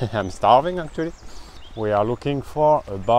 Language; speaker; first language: English; non-native, fluent; French